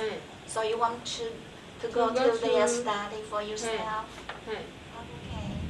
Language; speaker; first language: English; non-native, learner; Chinese